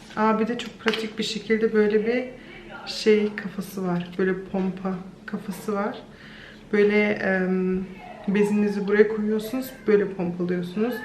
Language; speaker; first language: Turkish; early bilingual, heritage; Turkish